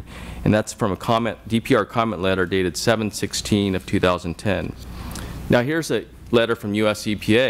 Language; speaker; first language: English; native; English